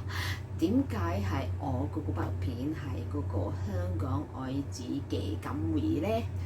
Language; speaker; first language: Cantonese; non-native, learner; Indonesian